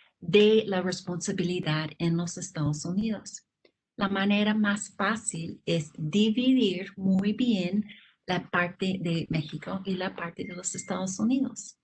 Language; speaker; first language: Spanish; non-native, fluent; English